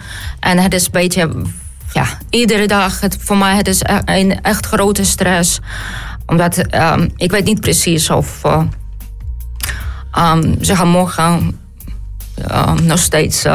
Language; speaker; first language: Dutch; non-native, learner; Ukrainian